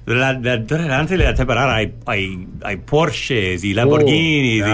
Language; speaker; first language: Spanish; non-native, learner; English